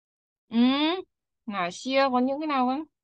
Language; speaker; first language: Chinese; non-native, fluent; Vietnamese